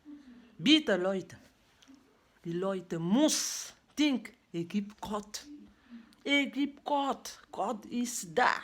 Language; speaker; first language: German; non-native, learner; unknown